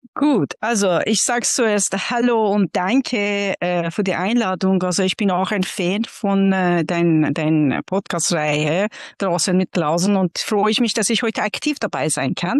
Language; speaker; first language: German; non-native, fluent; Persian